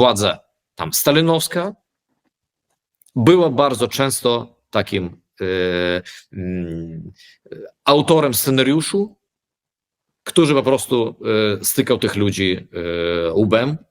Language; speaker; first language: Polish; early bilingual, heritage; Polish